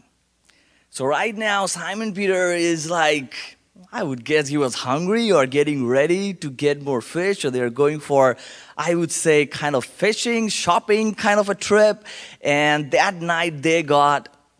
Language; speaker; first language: English; non-native, local second language; Bangla